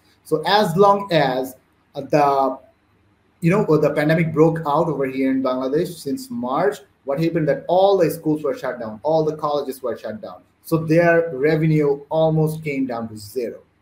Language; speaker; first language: English; non-native, local second language; Bangla